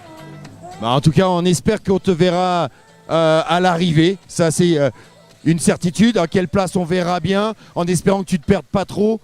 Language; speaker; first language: French; native; French